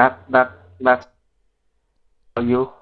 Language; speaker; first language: English; non-native, learner; Vietnamese